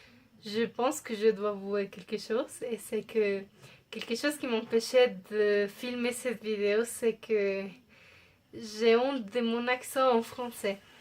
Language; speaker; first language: French; non-native, fluent; Spanish